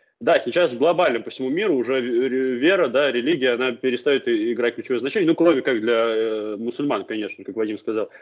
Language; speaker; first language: Russian; native; Russian